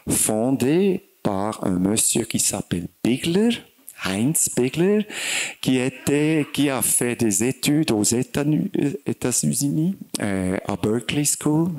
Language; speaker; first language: French; non-native, fluent; German